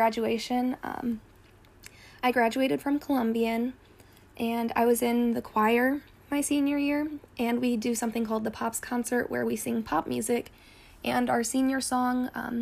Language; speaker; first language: English; native; English